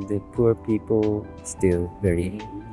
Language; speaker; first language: English; non-native, learner; Japanese